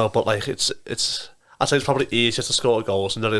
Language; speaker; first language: English; native; English